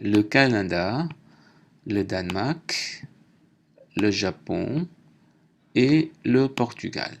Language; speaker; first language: French; native; French